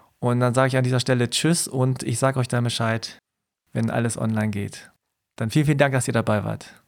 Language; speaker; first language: German; early bilingual, other home language; Korean